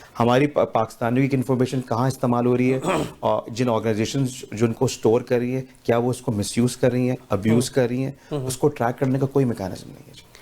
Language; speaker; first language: Urdu; native; Urdu